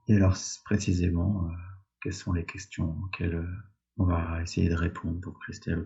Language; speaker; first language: French; native; French